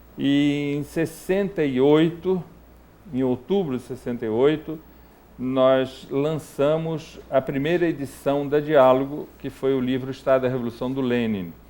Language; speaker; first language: Portuguese; native; Portuguese